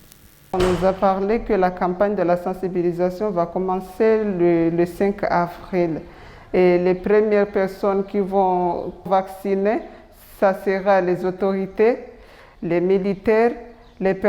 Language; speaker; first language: French; non-native, local second language; Comorian